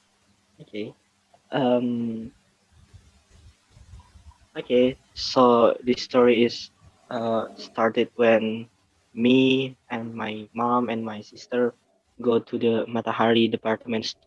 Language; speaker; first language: English; non-native, learner; Indonesian